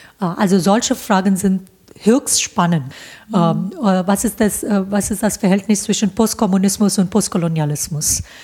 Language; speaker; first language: German; non-native, fluent; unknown